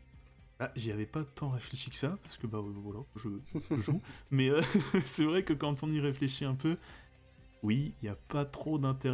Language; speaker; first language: French; native; French